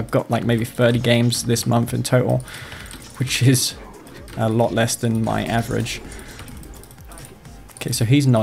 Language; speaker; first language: English; native; English